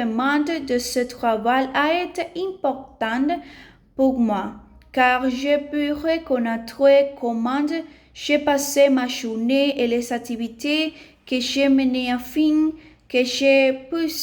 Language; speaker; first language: French; non-native, learner; Spanish